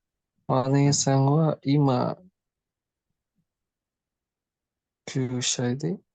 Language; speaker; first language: Japanese; non-native, learner; Indonesian